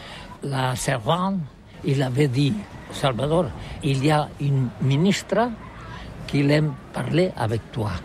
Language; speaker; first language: French; non-native, learner; Catalan